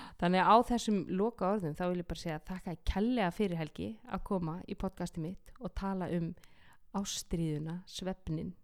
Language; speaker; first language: Icelandic; native; Icelandic